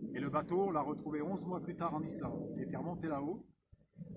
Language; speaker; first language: French; native; French